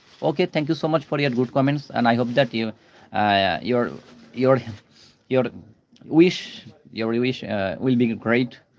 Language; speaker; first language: English; non-native, local second language; Bangla